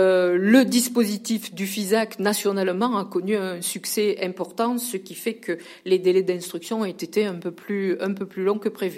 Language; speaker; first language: French; native; French